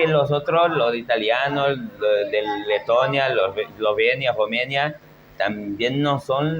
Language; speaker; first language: Spanish; non-native, fluent; Portuguese